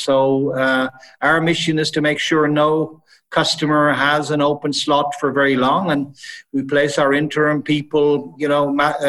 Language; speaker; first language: English; native; English